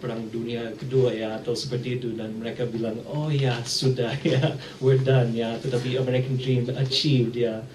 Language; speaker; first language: Indonesian; early bilingual, heritage; English